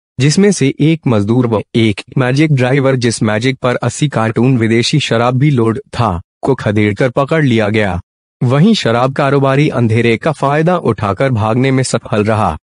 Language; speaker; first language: Hindi; native; Hindi